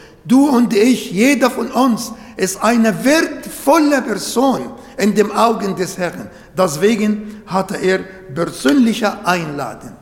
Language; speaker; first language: German; non-native, fluent; Arabic